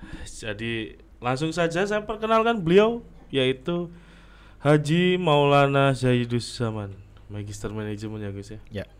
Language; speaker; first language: Indonesian; native; Indonesian